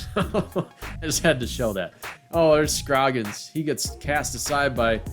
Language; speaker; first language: English; native; English